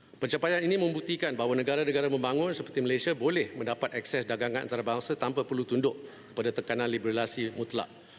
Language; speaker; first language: Malay; native; Malay